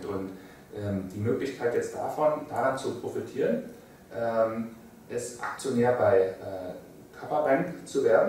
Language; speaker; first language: German; native; German